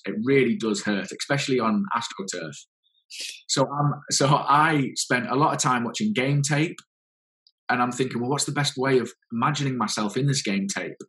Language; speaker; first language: English; native; English